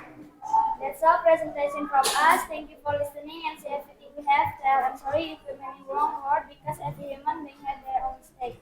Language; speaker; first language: English; non-native, learner; Indonesian